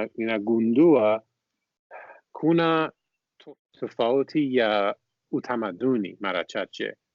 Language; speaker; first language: Swahili; non-native, learner; Persian